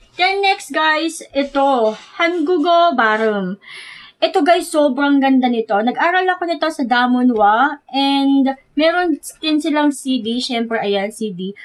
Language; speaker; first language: Filipino; native; Filipino